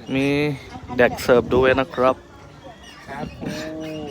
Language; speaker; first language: Thai; non-native, learner; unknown